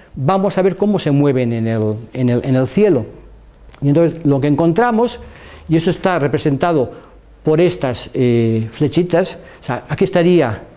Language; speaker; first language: Spanish; native; Spanish